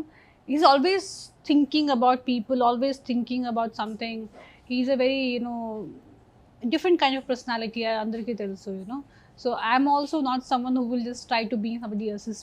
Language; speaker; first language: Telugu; non-native, fluent; Hindi